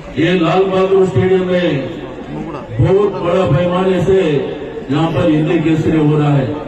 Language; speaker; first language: Hindi; non-native, local second language; Telugu